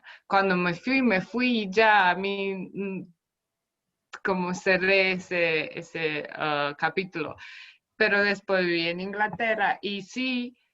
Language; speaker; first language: Spanish; non-native, fluent; Romanian